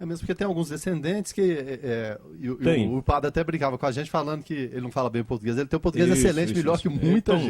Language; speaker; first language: Portuguese; native; Portuguese